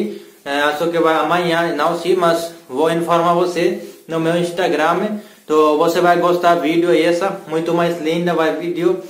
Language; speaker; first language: Portuguese; non-native, learner; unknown